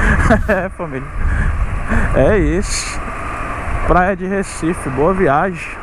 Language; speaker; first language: Portuguese; native; Portuguese